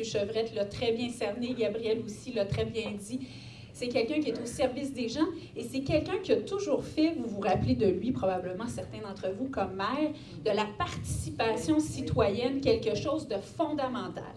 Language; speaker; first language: French; native; French